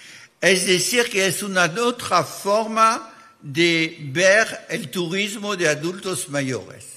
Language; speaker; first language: Spanish; non-native, fluent; French